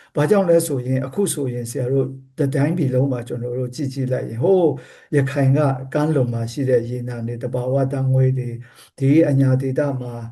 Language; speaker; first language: Burmese; non-native, local second language; Kachin